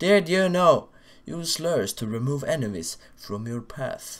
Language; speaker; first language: English; non-native, fluent; Swedish